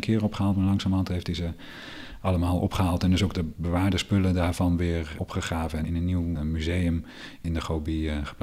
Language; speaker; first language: Dutch; native; Dutch